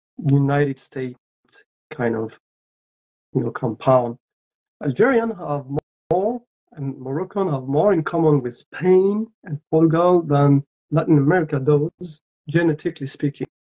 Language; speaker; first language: English; non-native, fluent; French